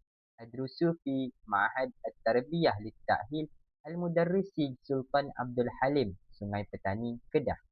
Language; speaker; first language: Arabic; non-native, learner; Malay